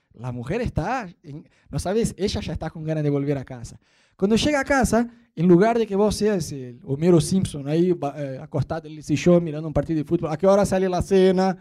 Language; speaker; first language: Spanish; non-native, fluent; Portuguese